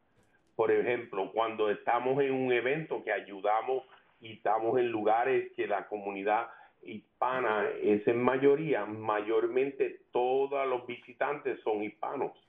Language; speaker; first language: Spanish; early bilingual, heritage; Spanish